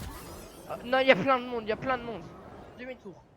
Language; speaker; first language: French; native; French